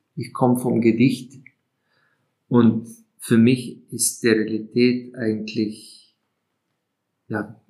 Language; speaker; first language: German; non-native, fluent; Slovenian